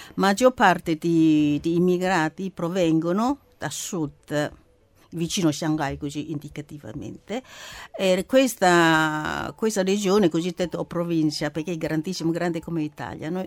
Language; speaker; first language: Italian; non-native, learner; Chinese